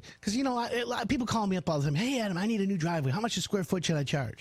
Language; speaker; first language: English; native; English